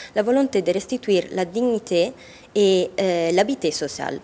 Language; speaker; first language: French; non-native, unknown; Italian